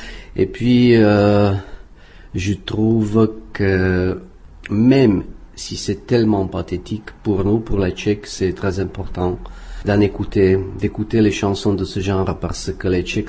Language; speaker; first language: French; non-native, fluent; Czech